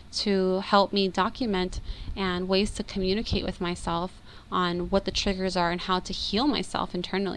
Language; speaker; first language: English; native; English